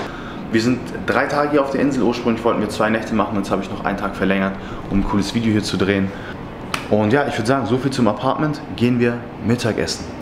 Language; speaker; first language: German; native; German